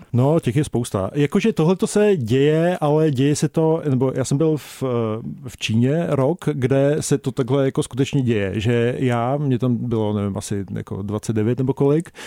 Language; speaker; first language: Czech; early bilingual, other home language; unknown